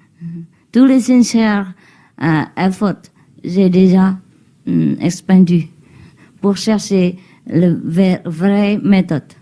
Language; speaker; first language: French; non-native, learner; Vietnamese